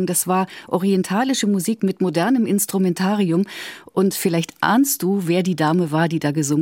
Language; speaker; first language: German; native; German